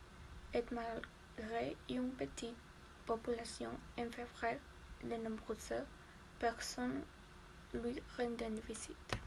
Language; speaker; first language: French; non-native, learner; Spanish